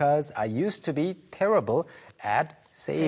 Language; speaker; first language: English; non-native, fluent; Korean